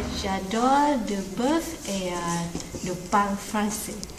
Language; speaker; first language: French; non-native, learner; Vietnamese